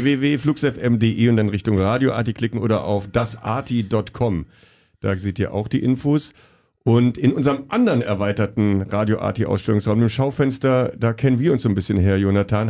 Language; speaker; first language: German; native; German